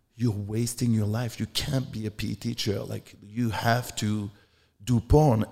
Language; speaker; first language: English; non-native, fluent; French